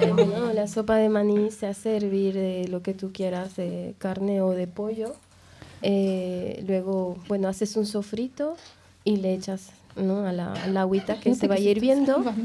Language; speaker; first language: Spanish; native; Spanish